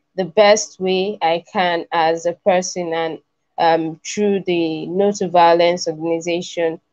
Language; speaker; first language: English; non-native, local second language; Igbo